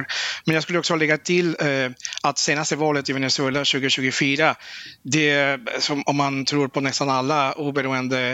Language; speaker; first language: Swedish; non-native, fluent; Spanish